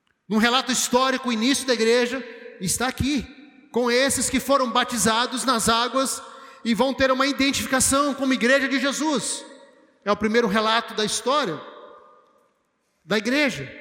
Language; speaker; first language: Portuguese; native; Portuguese